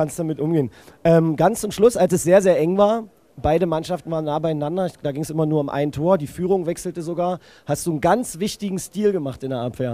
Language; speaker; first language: German; native; German